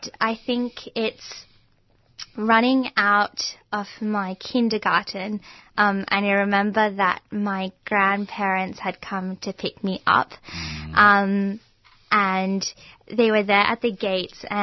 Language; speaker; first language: English; non-native, local second language; Gujarati